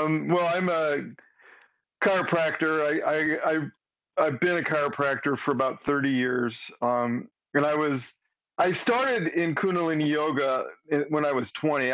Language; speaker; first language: English; native; English